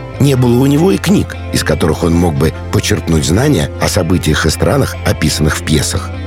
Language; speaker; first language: Russian; native; Russian